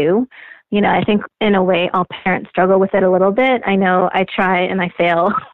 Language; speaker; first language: English; native; English